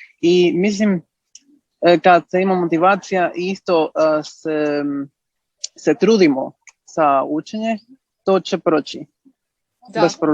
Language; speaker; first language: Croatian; early bilingual, heritage; Spanish